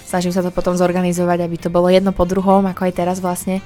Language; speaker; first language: Slovak; native; Slovak